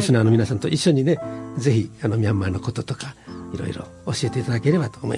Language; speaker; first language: Japanese; native; Japanese